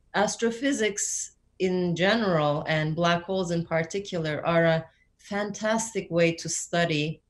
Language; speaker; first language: English; non-native, fluent; Turkish